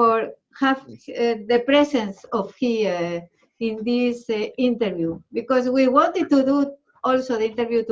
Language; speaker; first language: English; non-native, learner; Spanish